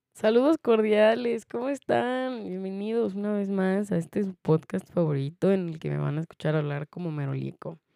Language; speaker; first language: Spanish; native; Spanish